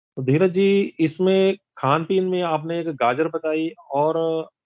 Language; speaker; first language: Hindi; non-native, local second language; Punjabi